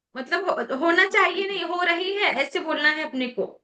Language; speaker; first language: Hindi; non-native, local second language; Marathi